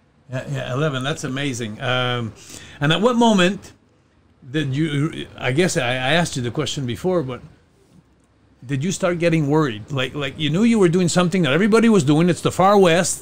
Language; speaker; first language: English; non-native, fluent; French